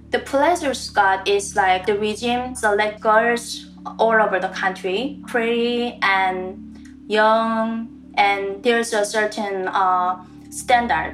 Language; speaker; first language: English; non-native, learner; Korean